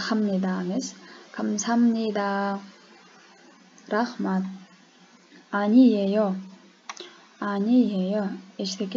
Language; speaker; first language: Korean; non-native, fluent; Kyrgyz